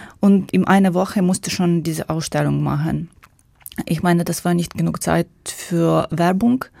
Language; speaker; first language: German; non-native, learner; Ukrainian